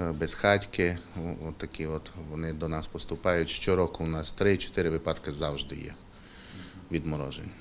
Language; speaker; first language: Ukrainian; native; Ukrainian